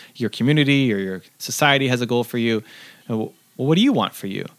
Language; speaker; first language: English; native; English